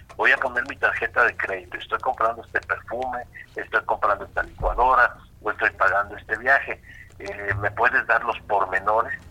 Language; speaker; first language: Spanish; native; Spanish